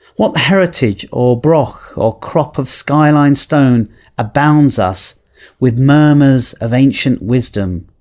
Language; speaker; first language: English; native; English